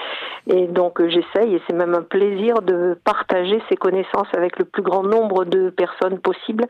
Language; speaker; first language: French; native; French